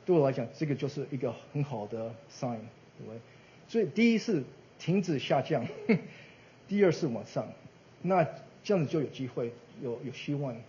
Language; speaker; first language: Chinese; early bilingual, heritage; Chinese